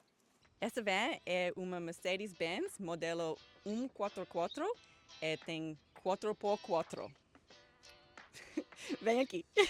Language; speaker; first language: Portuguese; non-native, learner; English